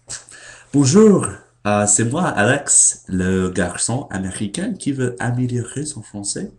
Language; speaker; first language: French; non-native, learner; English